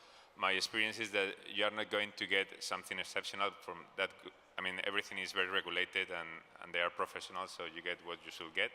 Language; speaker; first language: English; non-native, fluent; Spanish